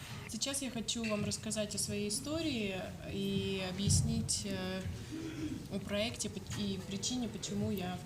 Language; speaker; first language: Russian; native; Russian